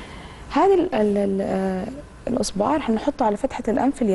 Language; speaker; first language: Arabic; native; Arabic